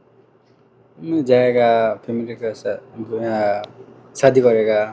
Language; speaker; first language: Hindi; non-native, learner; Bangla